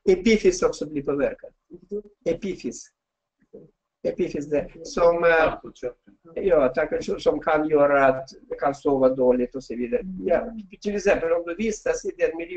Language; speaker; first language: Swedish; non-native, fluent; Russian